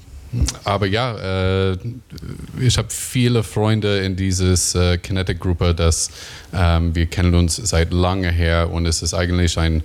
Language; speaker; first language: German; non-native, learner; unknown